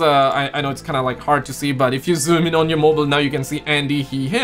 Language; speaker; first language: English; native; English